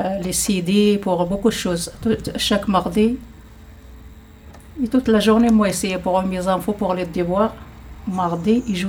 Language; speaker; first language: French; non-native, learner; Arabic